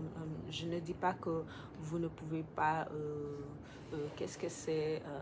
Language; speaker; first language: French; non-native, learner; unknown